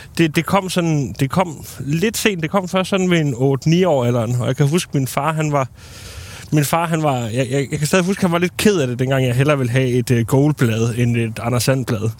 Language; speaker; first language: Danish; native; Danish